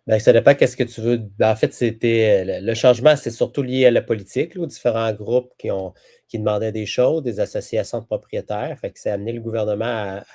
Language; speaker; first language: French; native; French